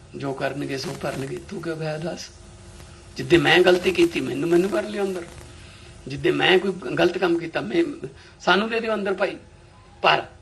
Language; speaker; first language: Punjabi; native; Punjabi